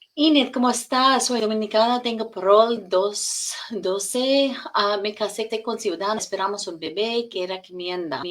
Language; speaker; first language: Spanish; non-native, learner; English